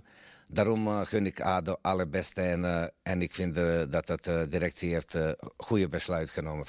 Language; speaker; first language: Dutch; non-native, fluent; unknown